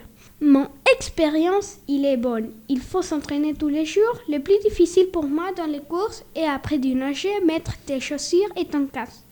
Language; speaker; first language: French; non-native, learner; Spanish